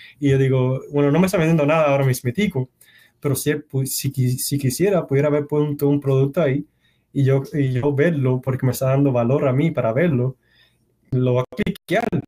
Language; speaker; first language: Spanish; early bilingual, heritage; Spanish